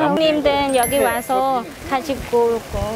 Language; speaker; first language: Korean; non-native, learner; Vietnamese